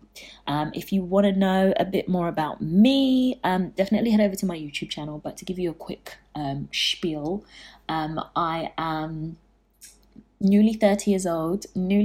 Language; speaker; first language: English; native; English